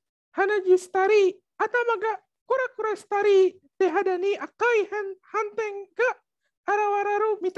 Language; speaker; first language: Japanese; non-native, learner; Indonesian